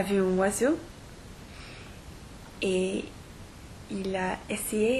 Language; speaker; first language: French; non-native, learner; English